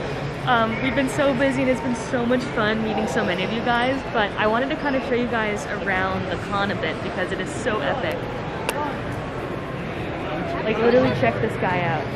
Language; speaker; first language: English; native; English